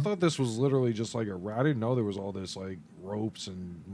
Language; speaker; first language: English; native; English